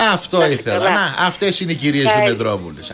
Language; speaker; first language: Greek; native; Greek